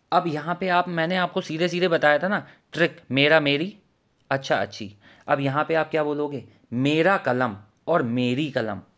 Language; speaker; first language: Hindi; native; Hindi